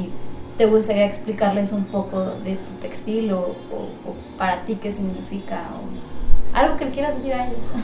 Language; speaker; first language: Spanish; native; Spanish